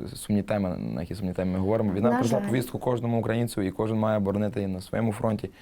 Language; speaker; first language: Ukrainian; native; Ukrainian